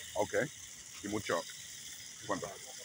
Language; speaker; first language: Spanish; non-native, learner; Finnish